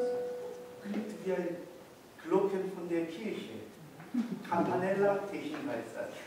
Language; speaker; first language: German; non-native, learner; Korean